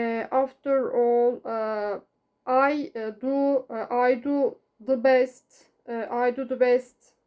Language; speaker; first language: English; non-native, learner; Turkish